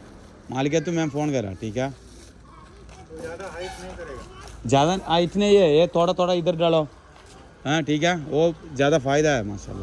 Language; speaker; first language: Hindi; non-native, learner; Malayalam